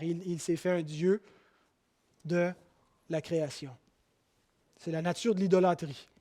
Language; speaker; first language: French; native; French